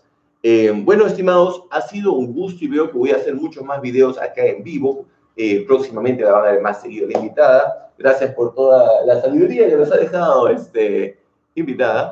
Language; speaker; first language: Spanish; native; Spanish